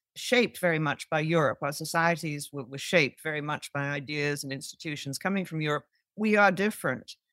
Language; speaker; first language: English; native; English